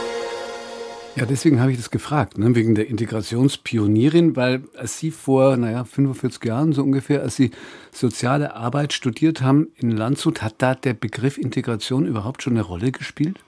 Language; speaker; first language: German; native; German